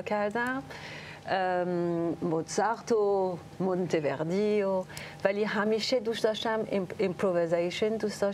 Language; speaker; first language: Persian; early bilingual, heritage; French